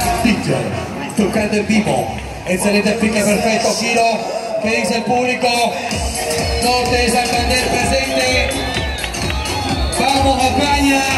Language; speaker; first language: Spanish; native; Spanish